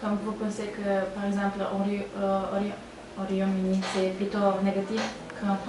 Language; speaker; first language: French; non-native, fluent; Spanish